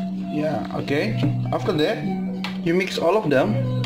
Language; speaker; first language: English; non-native, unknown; Indonesian